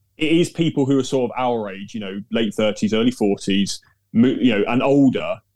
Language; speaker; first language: English; native; English